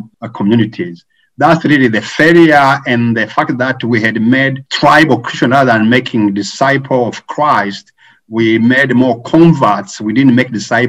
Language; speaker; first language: English; non-native, local second language; Kinyarwanda